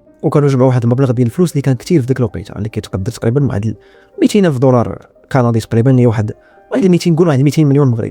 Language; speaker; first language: Arabic; native; Arabic